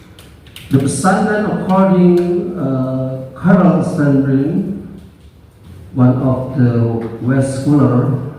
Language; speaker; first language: English; non-native, learner; Indonesian